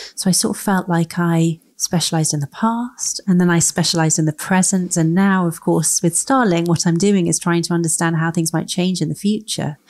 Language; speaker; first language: English; native; English